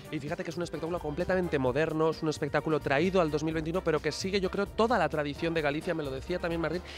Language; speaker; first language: Spanish; native; Spanish